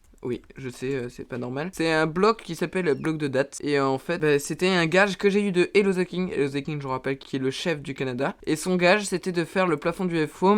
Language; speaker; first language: French; native; French